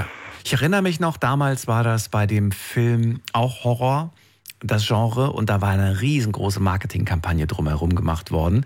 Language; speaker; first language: German; native; German